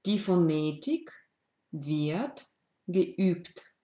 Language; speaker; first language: German; non-native, fluent; Russian